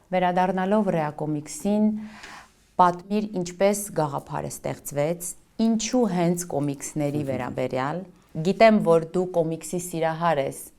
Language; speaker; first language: Armenian; native; Armenian